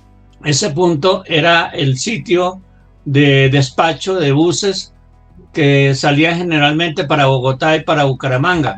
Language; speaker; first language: Spanish; native; Spanish